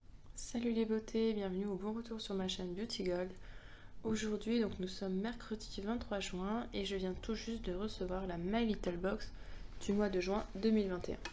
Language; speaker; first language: French; native; French